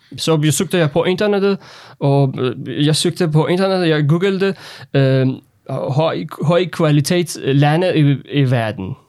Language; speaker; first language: Danish; non-native, learner; Persian